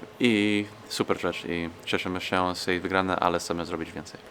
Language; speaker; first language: Polish; non-native, fluent; English